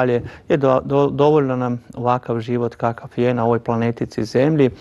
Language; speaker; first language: Croatian; native; Croatian